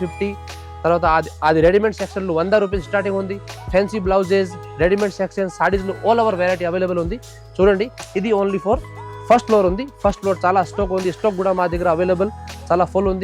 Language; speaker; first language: Telugu; non-native, local second language; Urdu